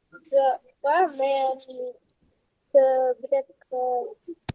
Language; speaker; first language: French; non-native, fluent; Russian